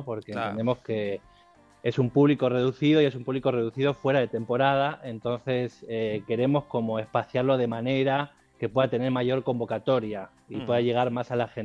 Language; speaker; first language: Spanish; native; Spanish